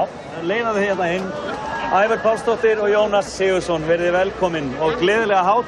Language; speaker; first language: Icelandic; native; Icelandic